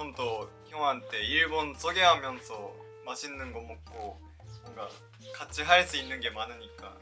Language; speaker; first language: Korean; non-native, fluent; Japanese